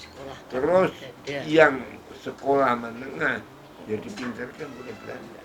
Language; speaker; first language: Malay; non-native, local second language; Javanese